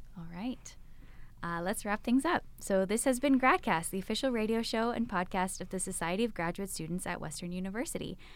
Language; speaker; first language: English; native; English